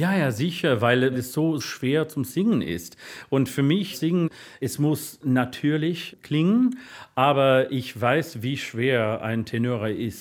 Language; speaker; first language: German; non-native, fluent; English